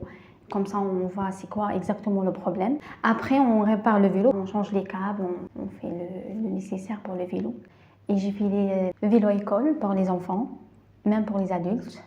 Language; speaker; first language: French; non-native, learner; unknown